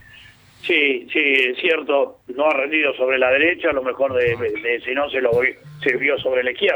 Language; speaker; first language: Spanish; native; Spanish